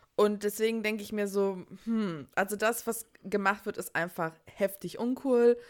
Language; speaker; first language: German; early bilingual, other home language; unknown